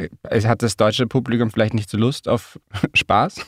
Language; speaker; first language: German; native; German